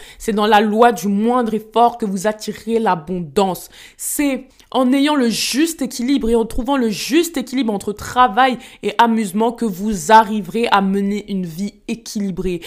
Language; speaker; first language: French; early bilingual, other home language; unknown